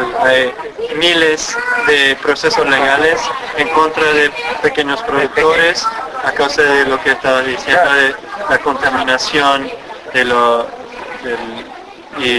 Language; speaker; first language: Spanish; non-native, fluent; English